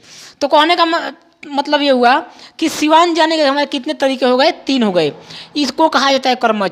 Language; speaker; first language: Hindi; non-native, local second language; Bhojpuri